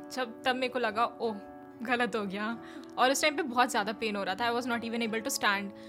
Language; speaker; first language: Hindi; native; Hindi